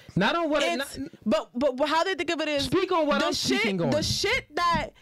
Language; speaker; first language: English; native; English